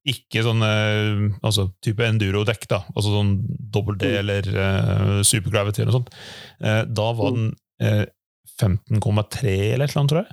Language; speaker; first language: Norwegian; native; Norwegian